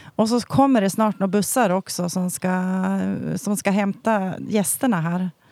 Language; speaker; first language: Swedish; native; Swedish